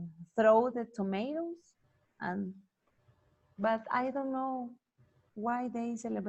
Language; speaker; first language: English; non-native, learner; Spanish